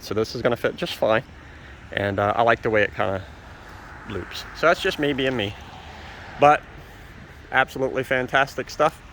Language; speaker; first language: English; native; English